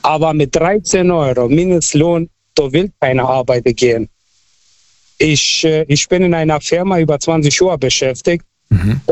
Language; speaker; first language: German; non-native, fluent; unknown